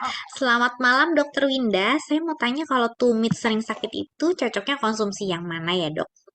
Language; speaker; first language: Indonesian; native; Indonesian